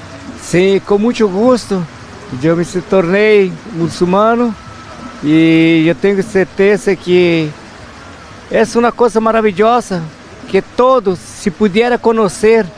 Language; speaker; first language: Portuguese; non-native, learner; Spanish